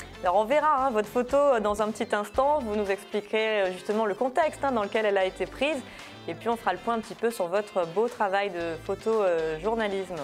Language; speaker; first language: French; native; French